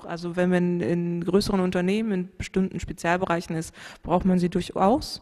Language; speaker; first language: German; native; German